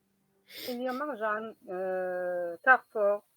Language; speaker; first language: French; non-native, learner; Arabic